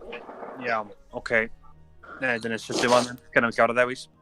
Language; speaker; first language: Welsh; native; Welsh